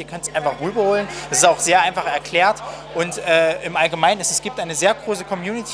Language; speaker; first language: German; native; German